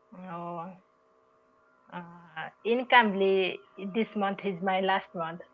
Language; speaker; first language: English; non-native, learner; Odia